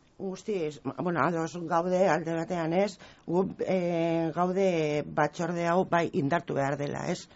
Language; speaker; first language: Basque; non-native, local second language; Spanish